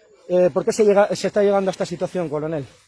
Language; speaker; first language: Spanish; native; Spanish